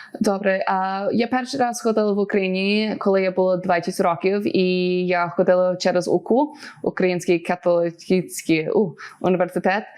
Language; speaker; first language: Ukrainian; early bilingual, heritage; Ukrainian